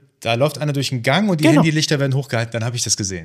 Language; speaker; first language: German; early bilingual, other home language; Persian